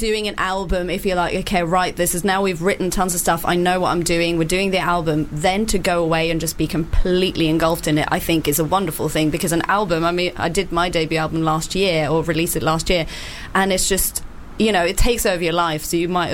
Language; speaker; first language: English; non-native, fluent; Norwegian